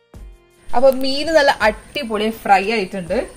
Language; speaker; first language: Malayalam; native; Malayalam